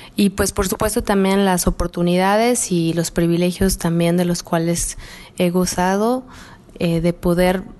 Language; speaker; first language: Spanish; native; Spanish